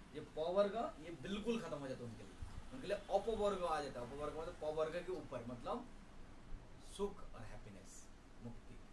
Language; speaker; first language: Hindi; non-native, local second language; Bangla